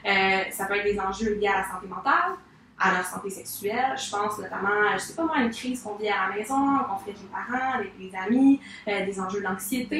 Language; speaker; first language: French; native; French